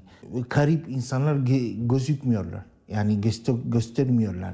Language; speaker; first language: Turkish; non-native, learner; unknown